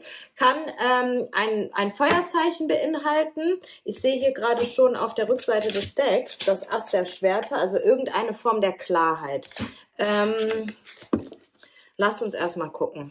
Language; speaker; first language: German; native; German